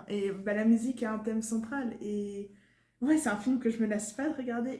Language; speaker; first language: French; native; French